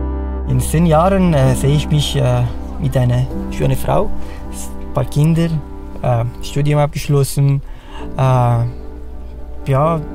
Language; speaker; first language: German; non-native, fluent; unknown